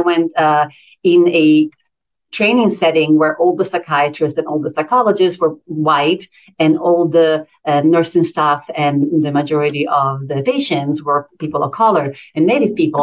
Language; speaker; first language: English; non-native, fluent; Italian